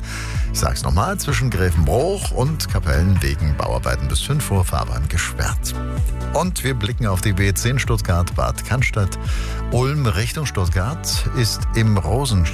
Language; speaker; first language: German; native; German